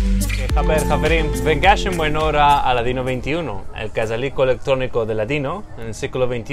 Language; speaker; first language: Spanish; non-native, fluent; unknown